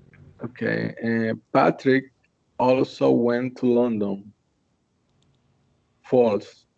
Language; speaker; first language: English; non-native, learner; Spanish